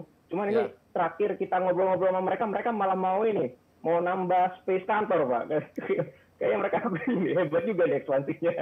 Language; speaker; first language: Indonesian; native; Indonesian